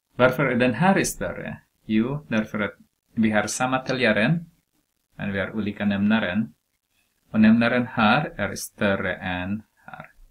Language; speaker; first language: Swedish; non-native, fluent; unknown